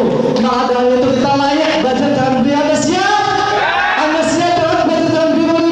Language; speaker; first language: Indonesian; native; Indonesian